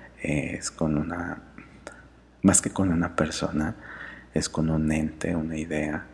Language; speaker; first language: Spanish; native; Spanish